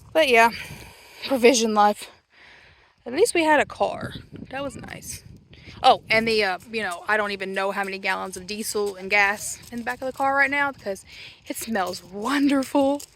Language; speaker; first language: English; native; English